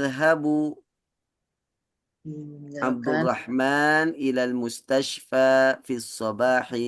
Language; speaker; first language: Arabic; non-native, fluent; Indonesian